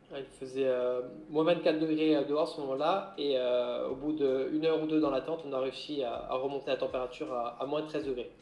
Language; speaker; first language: French; native; French